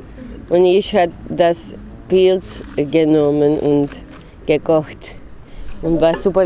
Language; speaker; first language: German; non-native, fluent; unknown